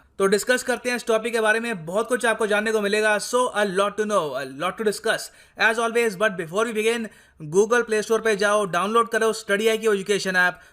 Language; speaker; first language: Hindi; native; Hindi